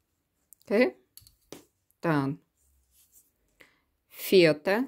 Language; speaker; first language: German; non-native, learner; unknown